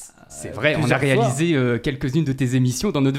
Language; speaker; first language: French; native; French